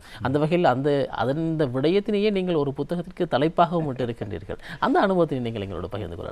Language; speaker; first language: Tamil; native; Tamil